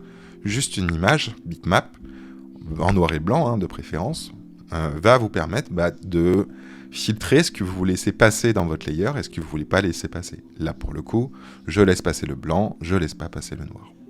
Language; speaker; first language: French; native; French